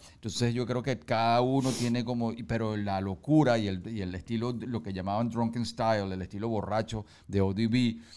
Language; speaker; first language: Spanish; early bilingual, heritage; Spanish